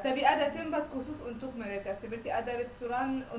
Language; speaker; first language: Indonesian; non-native, learner; Arabic